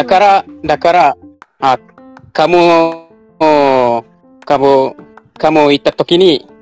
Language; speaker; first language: Japanese; non-native, learner; Malay